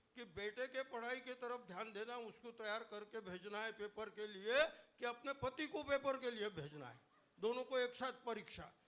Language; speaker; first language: Hindi; non-native, local second language; Marathi